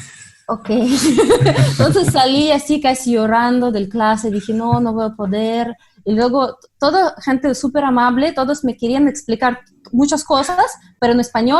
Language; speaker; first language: Spanish; non-native, fluent; Russian